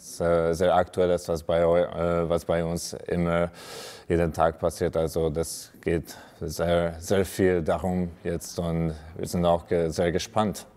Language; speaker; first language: German; non-native, fluent; Hungarian